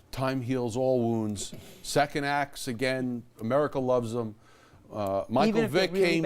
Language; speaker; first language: English; native; English